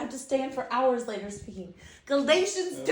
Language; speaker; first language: English; native; English